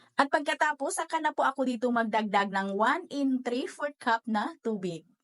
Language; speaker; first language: Filipino; non-native, local second language; Cebuano